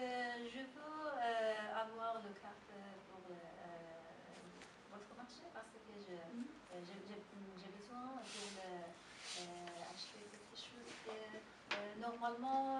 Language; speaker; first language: French; non-native, learner; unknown